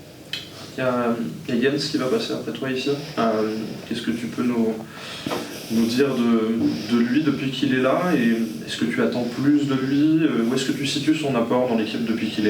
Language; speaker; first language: French; native; French